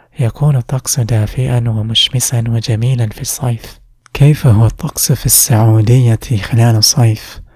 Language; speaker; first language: Arabic; non-native, fluent; English